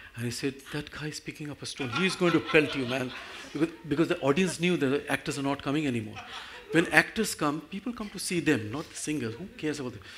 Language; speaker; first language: English; non-native, local second language; Gujarati